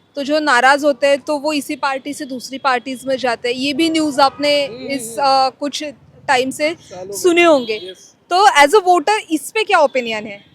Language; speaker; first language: Hindi; non-native, local second language; Marathi